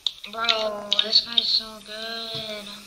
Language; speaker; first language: English; native; English